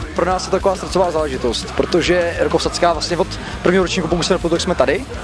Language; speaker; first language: Czech; native; Czech